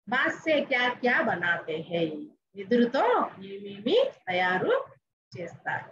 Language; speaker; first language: Hindi; non-native, local second language; Telugu